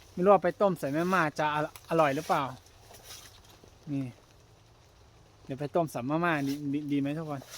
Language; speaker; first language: Thai; non-native, local second language; Shan